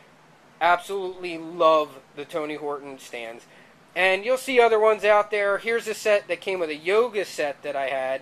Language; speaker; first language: English; native; English